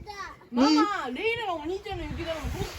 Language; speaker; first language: Japanese; native; Japanese